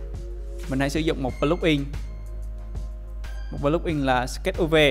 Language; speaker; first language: Vietnamese; native; Vietnamese